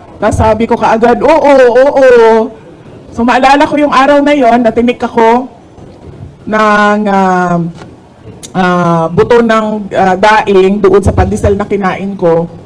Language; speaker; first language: Filipino; non-native, local second language; Cebuano